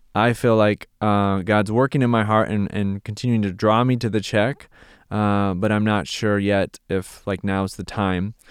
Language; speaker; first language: English; native; English